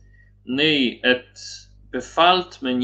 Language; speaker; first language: Dutch; non-native, learner; Polish